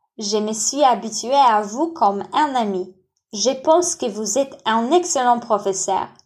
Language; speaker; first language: French; non-native, fluent; Polish